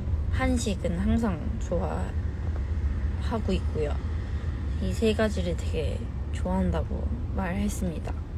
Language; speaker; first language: Korean; early bilingual, heritage; Korean